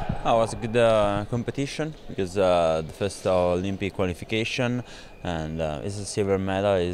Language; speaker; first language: English; non-native, learner; Italian